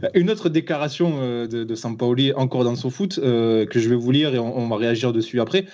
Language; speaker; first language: French; native; French